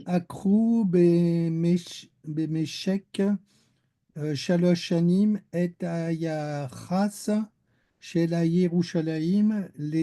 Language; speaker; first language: Hebrew; non-native, learner; French